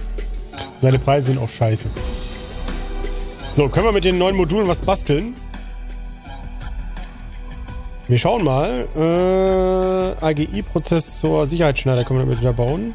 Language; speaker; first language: German; native; German